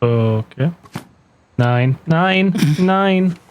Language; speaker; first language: German; native; German